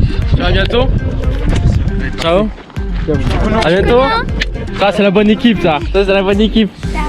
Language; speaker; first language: French; native; French